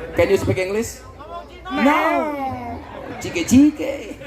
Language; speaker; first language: English; non-native, learner; Javanese